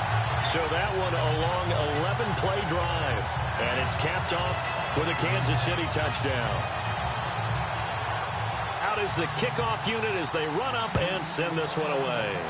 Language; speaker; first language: English; native; English